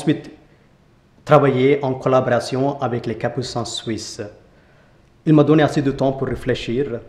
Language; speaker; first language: French; non-native, fluent; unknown